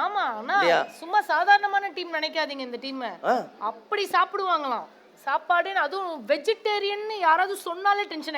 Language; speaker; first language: Tamil; native; Tamil